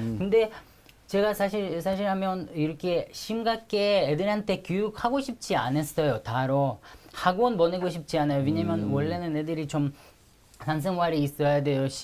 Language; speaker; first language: Korean; non-native, fluent; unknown